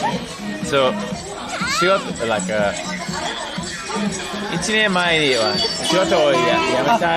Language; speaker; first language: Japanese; non-native, learner; English